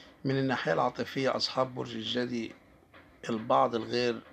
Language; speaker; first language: Arabic; native; Arabic